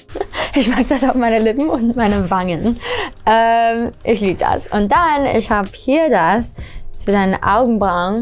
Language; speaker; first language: German; early bilingual, heritage; English